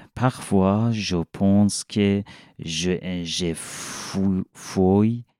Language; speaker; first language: French; non-native, learner; Persian